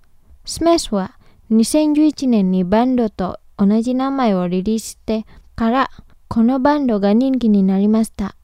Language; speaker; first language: Japanese; non-native, fluent; Indonesian